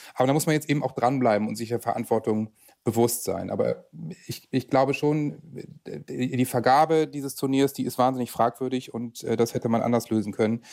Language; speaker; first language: German; native; German